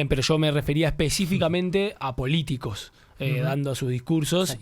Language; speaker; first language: Spanish; native; Spanish